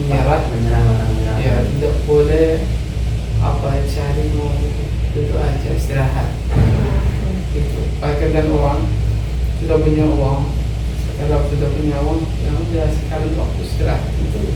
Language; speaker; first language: Indonesian; non-native, learner; Arabic